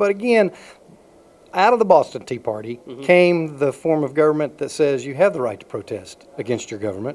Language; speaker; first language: English; native; English